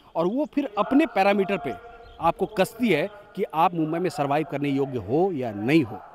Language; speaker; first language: Hindi; native; Hindi